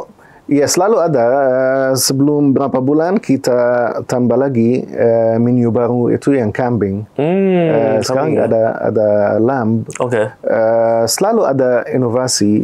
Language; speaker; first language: Indonesian; non-native, fluent; Arabic